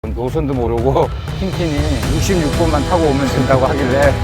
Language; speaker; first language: Korean; native; Korean